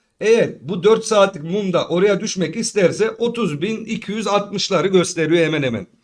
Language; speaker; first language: Turkish; native; Turkish